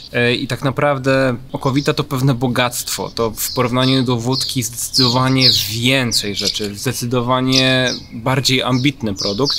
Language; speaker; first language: Polish; native; Polish